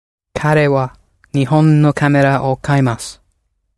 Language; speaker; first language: Japanese; non-native, learner; English